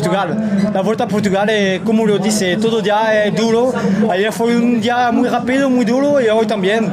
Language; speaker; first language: Spanish; non-native, learner; Portuguese